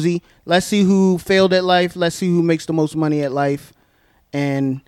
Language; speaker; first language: English; native; English